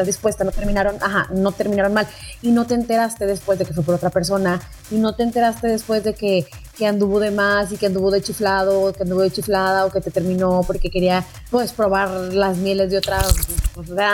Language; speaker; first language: Spanish; native; Spanish